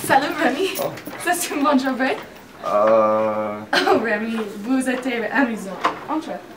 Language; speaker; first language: French; non-native, learner; English